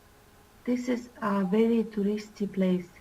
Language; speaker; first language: English; non-native, learner; Russian